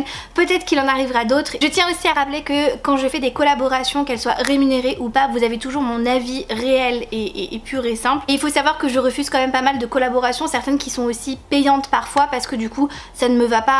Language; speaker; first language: French; native; French